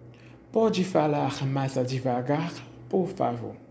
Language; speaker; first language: Portuguese; non-native, fluent; Haitian Creole